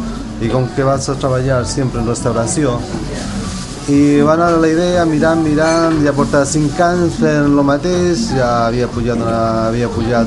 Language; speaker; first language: Catalan; non-native, learner; Spanish